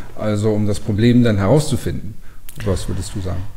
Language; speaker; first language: German; native; German